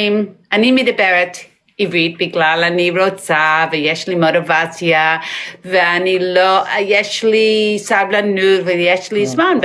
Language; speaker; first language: Hebrew; non-native, learner; English